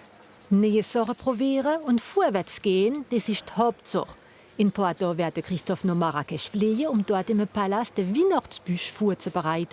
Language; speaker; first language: German; non-native, local second language; French